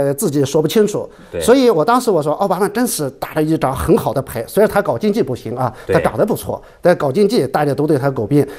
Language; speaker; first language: Chinese; native; Chinese